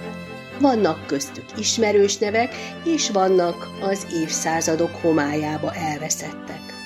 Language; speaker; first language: Hungarian; native; Hungarian